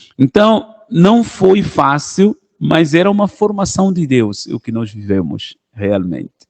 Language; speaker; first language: Portuguese; non-native, local second language; Kongo